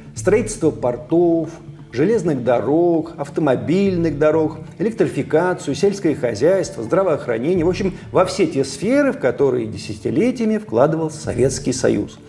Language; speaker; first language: Russian; native; Russian